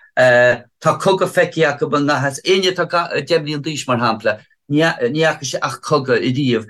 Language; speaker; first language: Irish; native; Irish